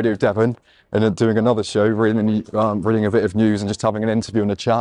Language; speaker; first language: English; native; English